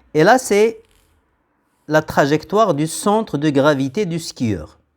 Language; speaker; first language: French; non-native, local second language; Arabic